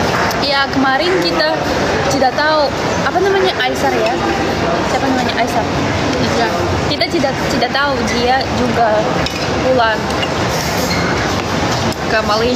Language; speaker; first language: Indonesian; non-native, learner; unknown